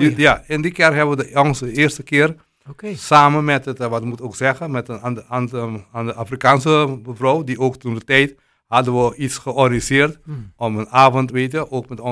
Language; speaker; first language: Dutch; non-native, local second language; Papiamento